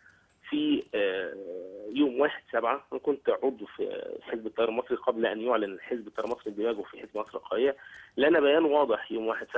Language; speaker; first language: Arabic; native; Arabic